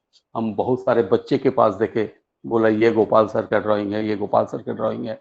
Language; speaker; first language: Hindi; native; Hindi